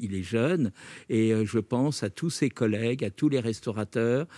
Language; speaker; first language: French; native; French